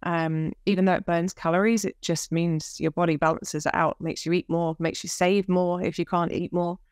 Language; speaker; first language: English; native; English